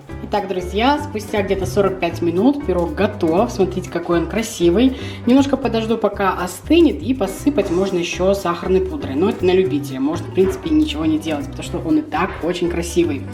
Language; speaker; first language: Russian; native; Russian